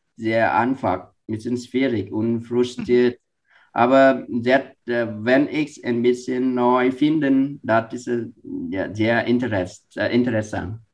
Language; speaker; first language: German; non-native, learner; Vietnamese